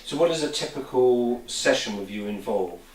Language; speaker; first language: English; native; English